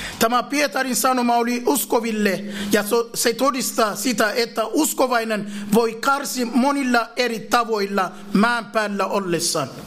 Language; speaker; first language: Finnish; non-native, fluent; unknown